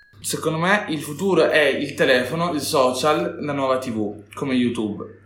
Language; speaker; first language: Italian; native; Italian